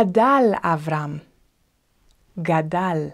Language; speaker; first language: Hebrew; non-native, fluent; English